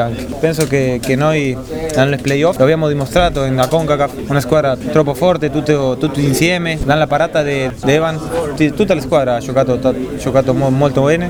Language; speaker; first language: Italian; non-native, fluent; Spanish